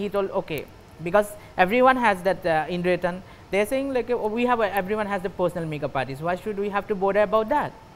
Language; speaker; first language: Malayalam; non-native, local second language; Assamese